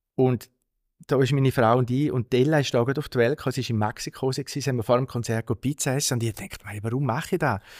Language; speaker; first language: German; native; German